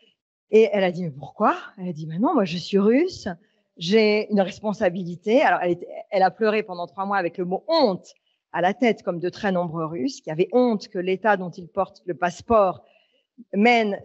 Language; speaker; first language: French; native; French